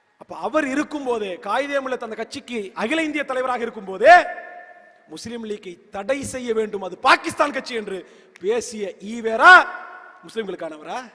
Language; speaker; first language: Tamil; native; Tamil